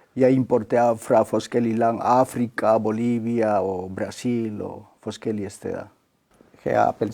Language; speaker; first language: Danish; non-native, learner; Spanish